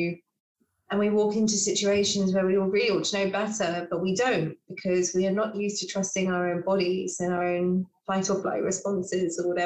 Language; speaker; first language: English; native; English